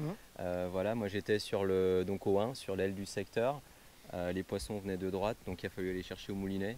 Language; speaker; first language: French; native; French